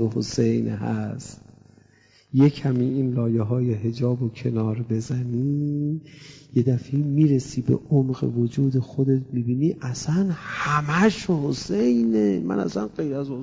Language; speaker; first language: Persian; native; Persian